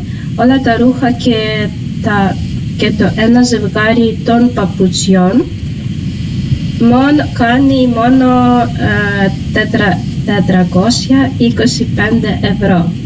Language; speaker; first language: Greek; non-native, learner; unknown